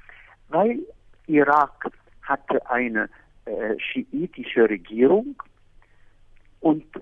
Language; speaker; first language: German; non-native, fluent; Arabic